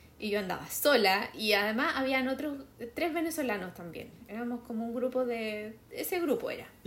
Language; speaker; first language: Spanish; native; Spanish